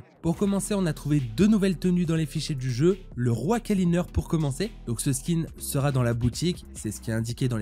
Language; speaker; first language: French; native; French